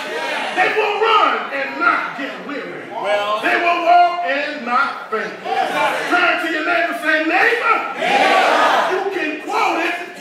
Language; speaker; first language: English; native; English